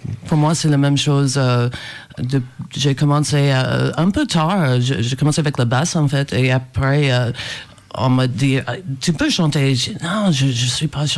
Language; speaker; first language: French; non-native, fluent; English